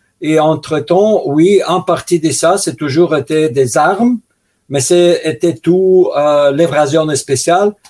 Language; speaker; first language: French; non-native, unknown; Russian